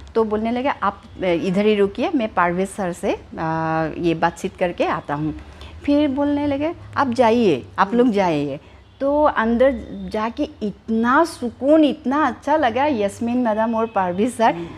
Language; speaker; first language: Hindi; non-native, local second language; Assamese